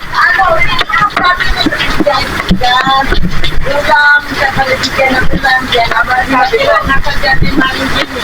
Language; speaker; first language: Filipino; non-native, local second language; Pampanga